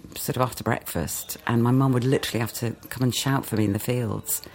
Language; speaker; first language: English; native; English